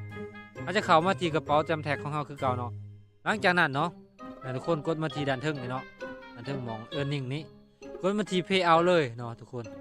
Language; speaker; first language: Thai; non-native, local second language; Northeastern Thai